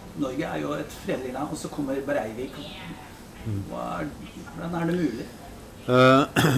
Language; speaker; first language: Norwegian; non-native, fluent; Polish